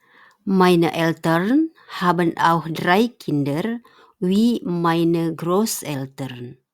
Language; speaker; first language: German; non-native, fluent; Indonesian